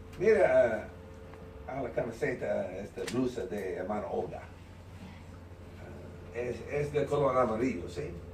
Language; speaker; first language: Spanish; non-native, learner; English